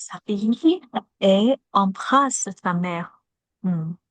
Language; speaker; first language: French; non-native, learner; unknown